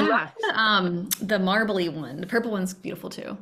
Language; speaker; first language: English; native; English